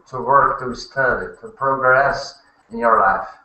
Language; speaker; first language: English; non-native, learner; Portuguese